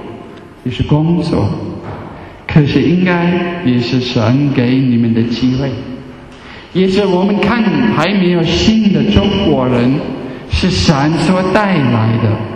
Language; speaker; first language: Chinese; non-native, fluent; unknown